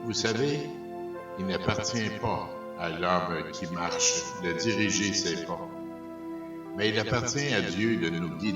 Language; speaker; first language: French; native; French